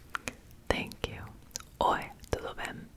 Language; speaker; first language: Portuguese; non-native, learner; English